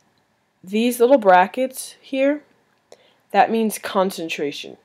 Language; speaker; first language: English; native; English